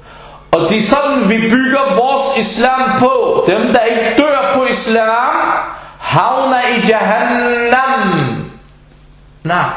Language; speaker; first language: Danish; non-native, fluent; Arabic